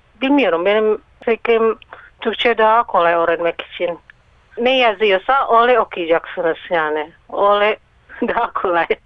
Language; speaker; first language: Turkish; non-native, learner; Indonesian